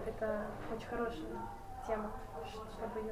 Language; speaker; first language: Russian; native; Russian